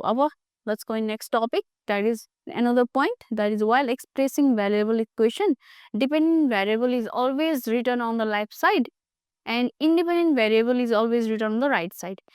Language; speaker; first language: English; non-native, local second language; Nepali